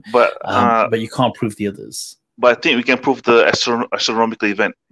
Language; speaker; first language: English; non-native, local second language; Malay